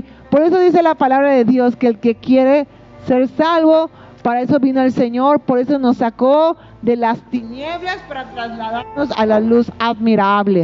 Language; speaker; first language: Spanish; native; Spanish